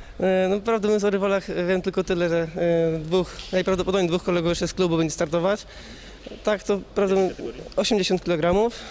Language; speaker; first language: Polish; native; Polish